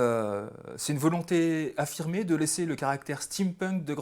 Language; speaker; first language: French; native; French